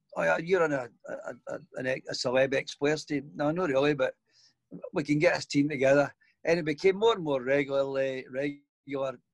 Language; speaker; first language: English; native; English